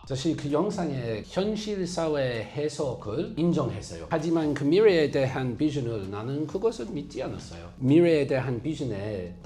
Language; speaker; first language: Korean; non-native, fluent; English